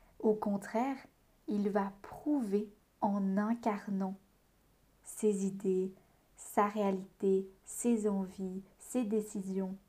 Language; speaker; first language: French; native; French